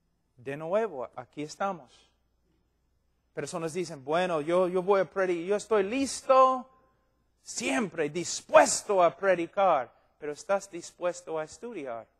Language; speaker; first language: Spanish; non-native, fluent; English